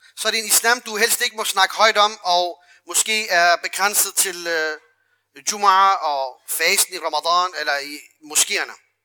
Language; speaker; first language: Danish; early bilingual, other home language; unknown